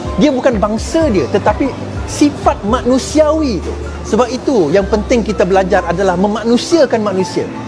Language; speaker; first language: Malay; non-native, local second language; Chinese